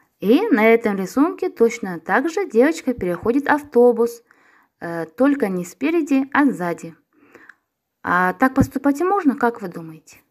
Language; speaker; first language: Russian; non-native, local second language; Kazakh